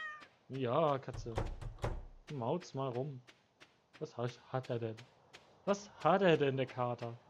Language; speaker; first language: German; native; German